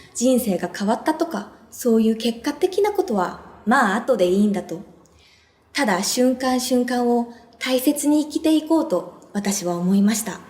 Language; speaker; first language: Japanese; non-native, fluent; Korean